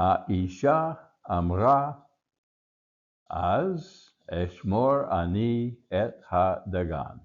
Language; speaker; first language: Hebrew; non-native, learner; English